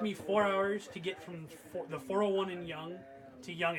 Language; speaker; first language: English; native; English